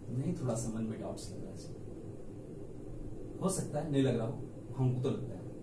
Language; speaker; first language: Hindi; native; Hindi